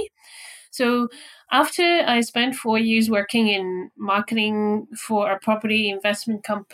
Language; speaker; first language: English; non-native, local second language; Cantonese